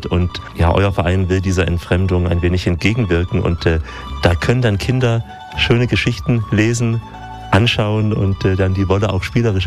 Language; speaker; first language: German; native; German